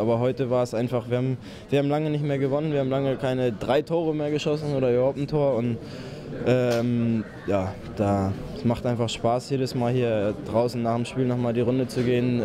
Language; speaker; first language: German; native; German